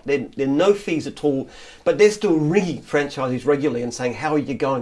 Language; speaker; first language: English; native; English